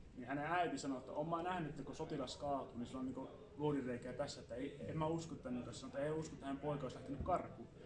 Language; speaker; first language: Finnish; early bilingual, other home language; Assyrian Neo-Aramaic